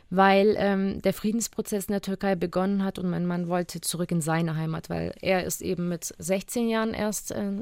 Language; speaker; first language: German; native; German